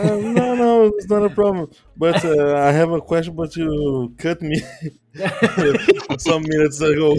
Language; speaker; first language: English; non-native, learner; Portuguese